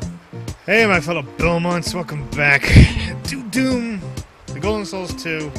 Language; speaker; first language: English; native; English